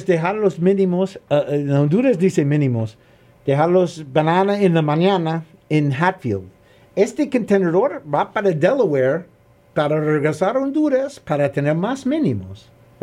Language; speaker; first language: Spanish; non-native, learner; English